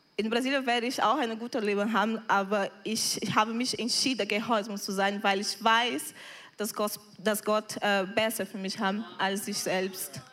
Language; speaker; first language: German; non-native, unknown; Portuguese